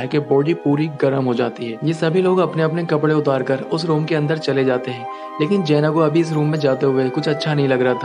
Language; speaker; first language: Hindi; native; Hindi